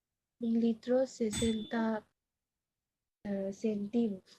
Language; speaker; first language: Spanish; non-native, learner; Bangla